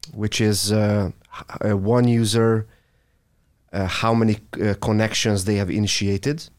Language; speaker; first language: English; non-native, fluent; Hungarian